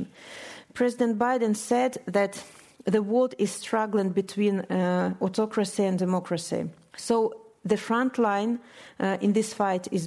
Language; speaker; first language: English; non-native, fluent; Russian